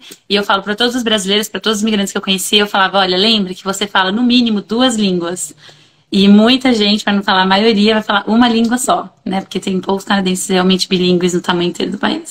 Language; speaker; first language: Portuguese; native; Portuguese